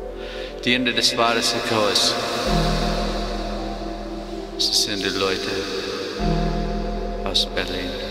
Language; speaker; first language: German; non-native, learner; English